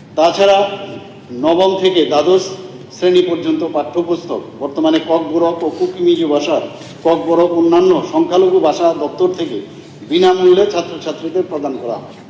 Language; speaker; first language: Bangla; native; Bangla